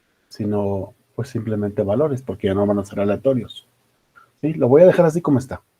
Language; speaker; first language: Spanish; native; Spanish